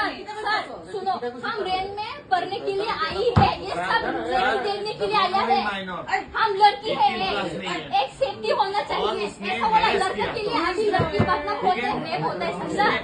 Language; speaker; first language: Hindi; non-native, local second language; Kok Borok